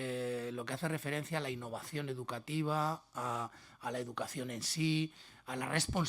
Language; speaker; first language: Spanish; native; Spanish